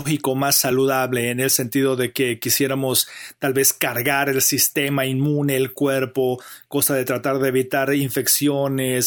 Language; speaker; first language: Spanish; native; Spanish